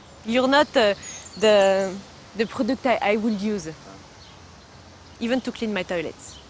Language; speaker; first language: English; non-native, fluent; French